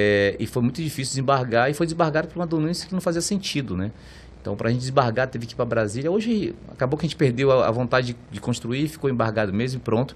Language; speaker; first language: Portuguese; native; Portuguese